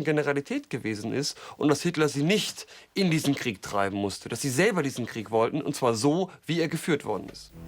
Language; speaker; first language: German; native; German